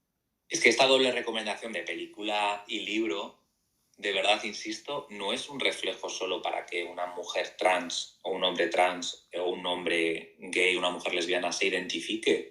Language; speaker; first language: Spanish; native; Spanish